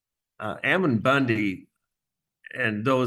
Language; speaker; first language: English; native; English